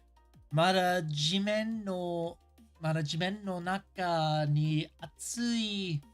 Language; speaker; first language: Japanese; non-native, learner; English